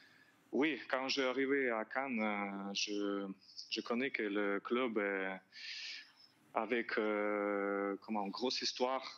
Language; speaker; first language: French; non-native, learner; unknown